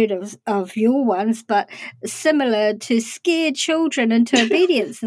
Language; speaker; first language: English; native; English